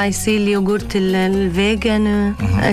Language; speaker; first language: Portuguese; non-native, learner; Arabic